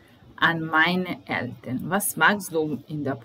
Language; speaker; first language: German; non-native, fluent; Serbian